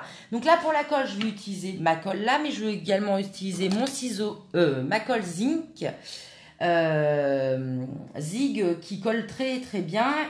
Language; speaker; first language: French; native; French